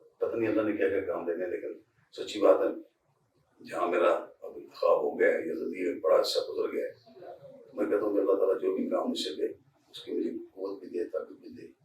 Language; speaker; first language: Urdu; non-native, local second language; Punjabi